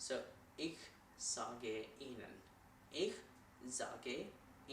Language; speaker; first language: German; non-native, learner; Hindi